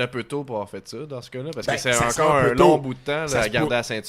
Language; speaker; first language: French; native; French